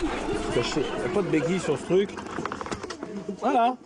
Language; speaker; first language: French; native; French